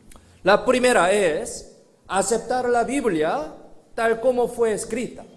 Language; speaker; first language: Spanish; non-native, fluent; Korean